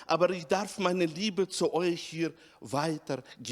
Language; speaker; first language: German; non-native, fluent; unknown